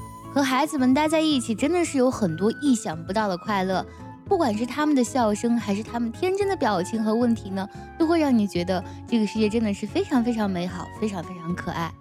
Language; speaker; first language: Chinese; native; Chinese